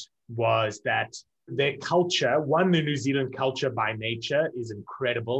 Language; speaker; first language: English; native; English